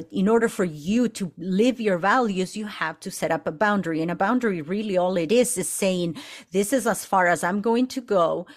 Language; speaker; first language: English; early bilingual, other home language; Spanish